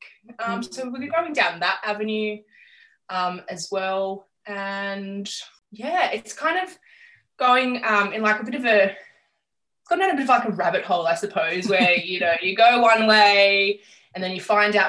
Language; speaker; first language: English; native; English